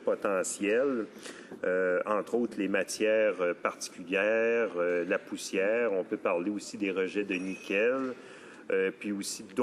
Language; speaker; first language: French; native; French